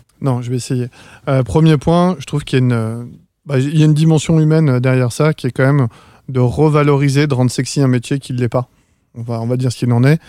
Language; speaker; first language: French; native; French